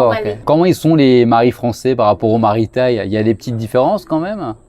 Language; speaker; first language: French; native; French